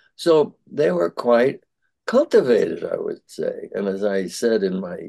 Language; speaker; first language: English; early bilingual, other home language; Yiddish